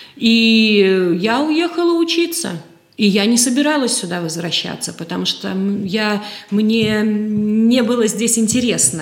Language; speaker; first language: Russian; native; Russian